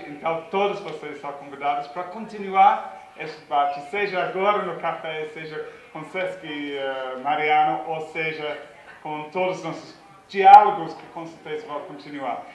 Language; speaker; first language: Portuguese; non-native, fluent; English